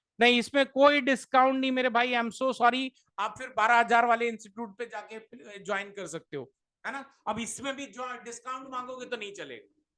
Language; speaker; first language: Hindi; native; Hindi